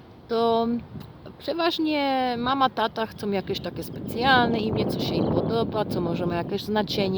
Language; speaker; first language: Polish; non-native, fluent; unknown